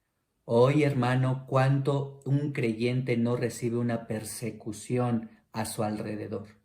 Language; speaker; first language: Spanish; native; Spanish